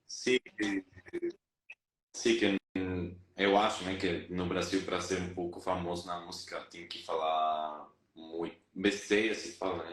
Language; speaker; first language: Portuguese; non-native, fluent; Spanish